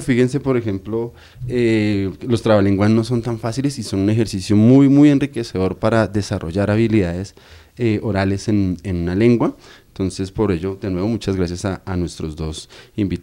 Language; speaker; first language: Spanish; native; Spanish